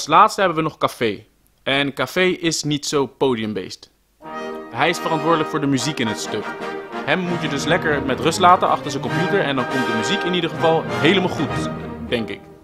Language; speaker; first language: Dutch; native; Dutch